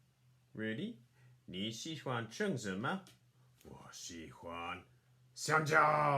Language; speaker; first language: Chinese; non-native, fluent; English